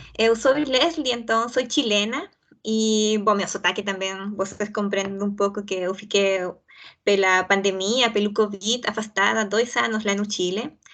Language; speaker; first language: Portuguese; non-native, fluent; Spanish